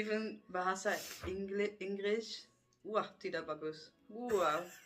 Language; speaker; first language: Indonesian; non-native, learner; Dutch